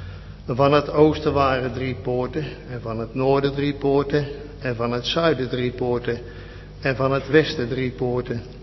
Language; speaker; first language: Dutch; native; Dutch